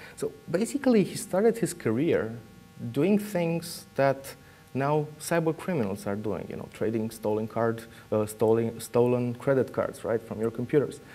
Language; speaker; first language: English; non-native, fluent; Romanian